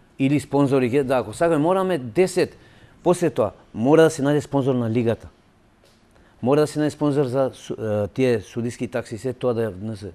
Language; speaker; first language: Macedonian; non-native, local second language; Albanian